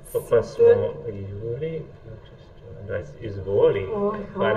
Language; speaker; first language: Slovenian; non-native, fluent; English